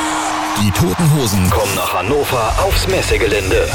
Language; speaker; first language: German; native; German